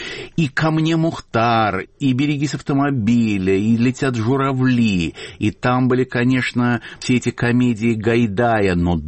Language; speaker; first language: Russian; native; Russian